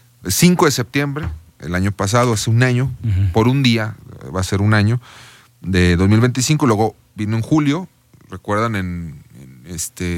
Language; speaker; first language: Spanish; native; Spanish